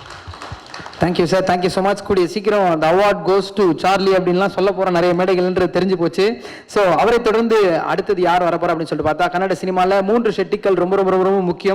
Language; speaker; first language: Tamil; native; Tamil